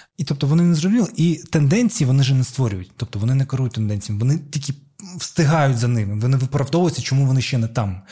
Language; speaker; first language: Ukrainian; native; Ukrainian